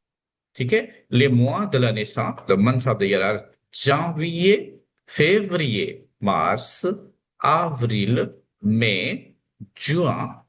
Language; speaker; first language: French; non-native, fluent; Hindi